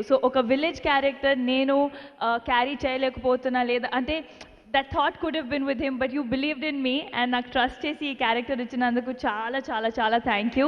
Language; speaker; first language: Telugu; non-native, learner; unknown